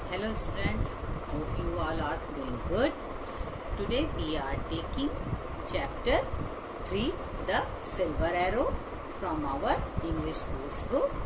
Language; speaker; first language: English; non-native, local second language; Hindi